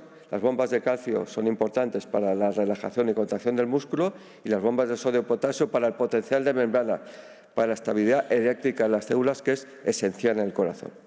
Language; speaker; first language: Spanish; native; Spanish